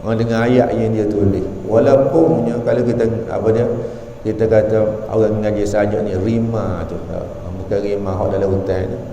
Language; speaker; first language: Malay; native; Malay